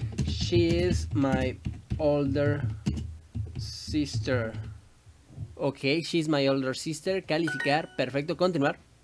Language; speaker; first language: English; non-native, learner; Spanish